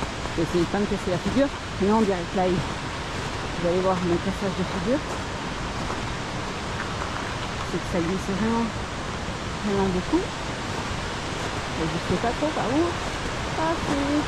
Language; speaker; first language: French; native; French